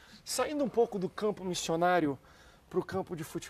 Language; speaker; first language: Portuguese; native; Portuguese